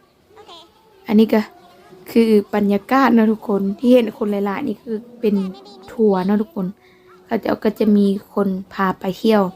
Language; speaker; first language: Thai; non-native, local second language; Lao